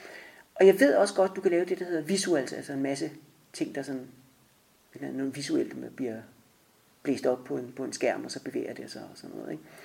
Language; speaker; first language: Danish; native; Danish